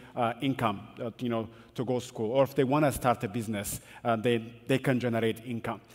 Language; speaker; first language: English; non-native, fluent; Amharic